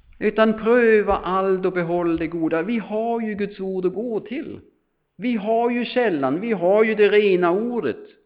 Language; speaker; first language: Swedish; non-native, fluent; German